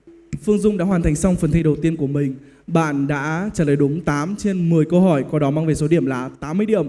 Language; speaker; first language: Vietnamese; native; Vietnamese